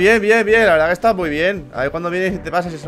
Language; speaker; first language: Spanish; native; Spanish